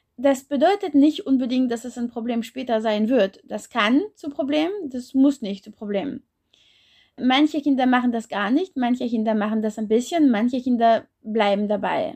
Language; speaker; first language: German; non-native, fluent; French